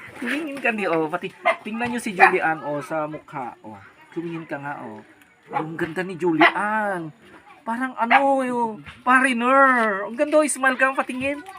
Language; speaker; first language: Filipino; non-native, local second language; Iloko